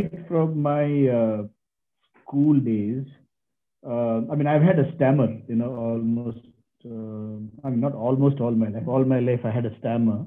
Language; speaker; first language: English; non-native, local second language; Malayalam